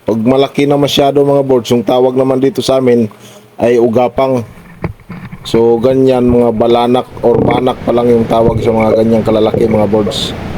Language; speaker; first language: Filipino; non-native, local second language; Waray